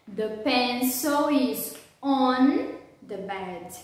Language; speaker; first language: English; non-native, fluent; Portuguese